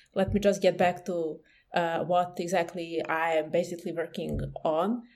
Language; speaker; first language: English; non-native, fluent; Serbian